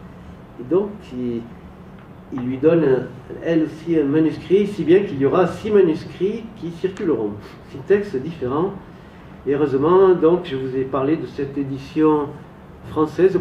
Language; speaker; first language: French; native; French